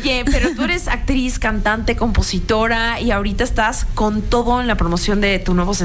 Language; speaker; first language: Spanish; native; Spanish